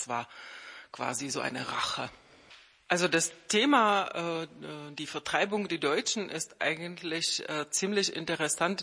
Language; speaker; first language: German; non-native, fluent; Czech